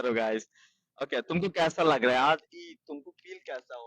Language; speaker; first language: Hindi; non-native, learner; Bangla